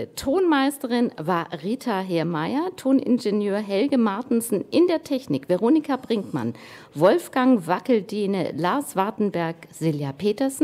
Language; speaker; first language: German; native; German